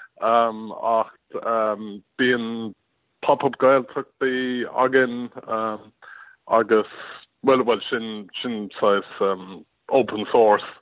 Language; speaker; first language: Irish; non-native, learner; English